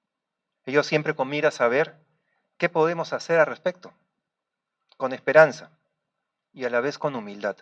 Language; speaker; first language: Spanish; native; Spanish